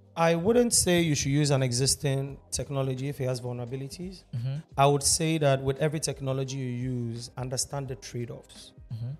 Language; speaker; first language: English; non-native, local second language; Akan